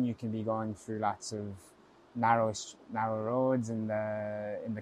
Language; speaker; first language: English; native; English